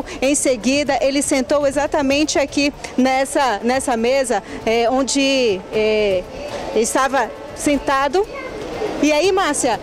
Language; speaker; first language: Portuguese; native; Portuguese